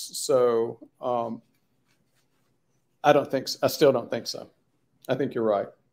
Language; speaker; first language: English; native; English